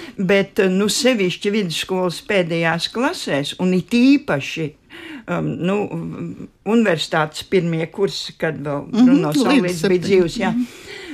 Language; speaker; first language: Latvian; native; Latvian